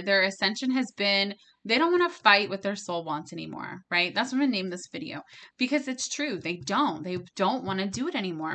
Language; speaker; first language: English; native; English